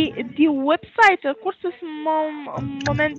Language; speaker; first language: German; non-native, learner; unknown